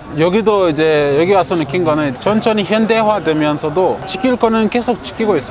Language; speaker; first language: Korean; non-native, fluent; Kinyarwanda